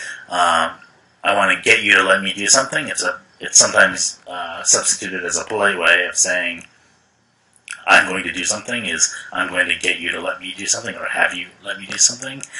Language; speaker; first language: English; native; English